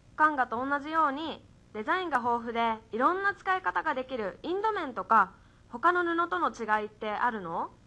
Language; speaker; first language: Japanese; native; Japanese